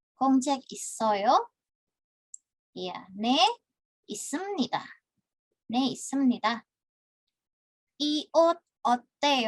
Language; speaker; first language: Korean; non-native, fluent; Indonesian